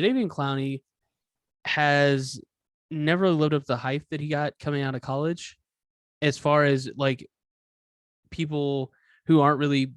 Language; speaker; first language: English; native; English